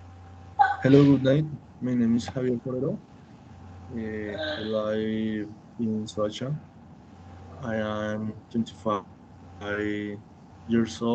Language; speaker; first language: English; non-native, learner; Spanish